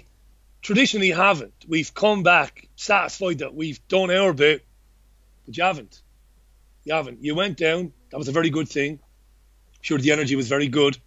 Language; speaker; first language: English; native; English